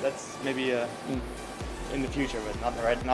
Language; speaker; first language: English; non-native, fluent; Dutch